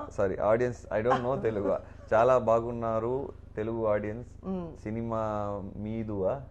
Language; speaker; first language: Telugu; non-native, learner; Tamil